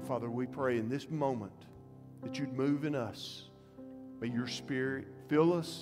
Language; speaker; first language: English; native; English